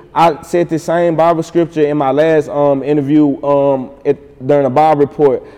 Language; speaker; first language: English; native; English